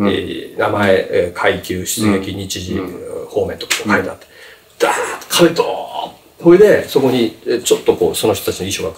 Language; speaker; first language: Japanese; native; Japanese